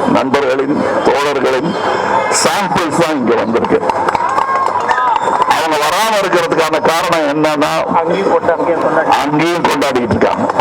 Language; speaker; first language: Tamil; native; Tamil